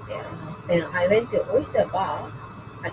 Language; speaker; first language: English; non-native, learner; Japanese